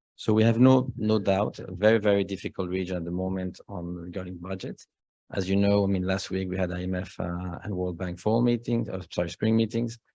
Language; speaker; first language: English; non-native, fluent; Spanish